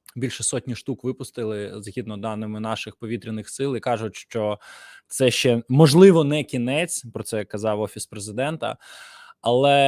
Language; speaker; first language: Ukrainian; native; Ukrainian